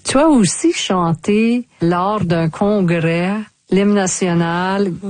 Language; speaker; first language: French; native; French